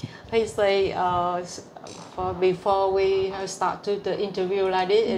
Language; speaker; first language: English; non-native, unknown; Vietnamese